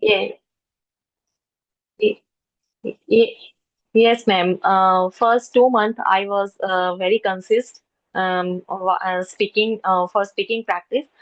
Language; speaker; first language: English; non-native, learner; Hindi